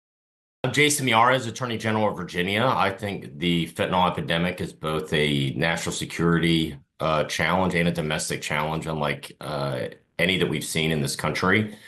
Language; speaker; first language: English; native; English